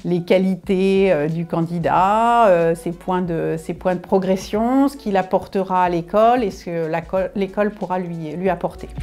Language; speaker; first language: French; native; French